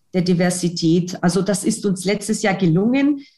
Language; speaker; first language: German; non-native, fluent; Russian